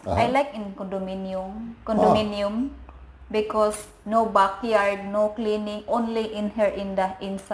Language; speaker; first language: English; non-native, learner; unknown